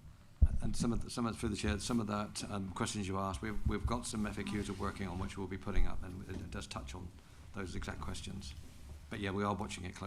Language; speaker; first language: English; native; English